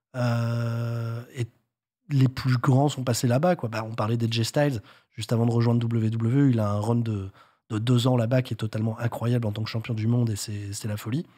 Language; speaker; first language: French; native; French